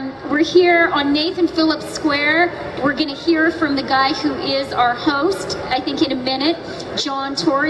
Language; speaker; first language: English; native; English